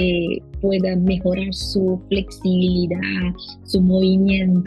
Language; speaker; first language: Spanish; non-native, fluent; Portuguese